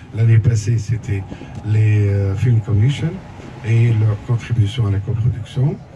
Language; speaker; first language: French; non-native, local second language; Arabic